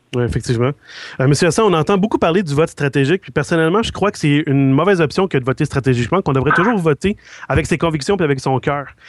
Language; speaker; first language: French; native; French